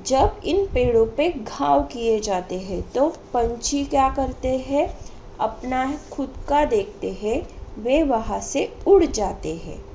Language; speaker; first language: Hindi; non-native, local second language; Marathi